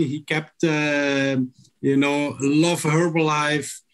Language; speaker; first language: English; non-native, local second language; Dutch